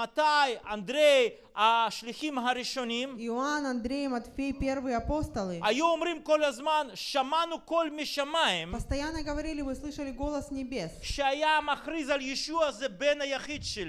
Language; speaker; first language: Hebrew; non-native, fluent; Russian